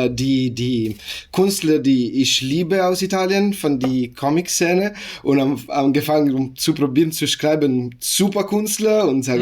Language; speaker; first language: German; non-native, learner; Italian